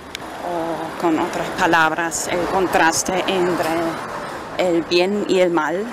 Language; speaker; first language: Spanish; non-native, fluent; German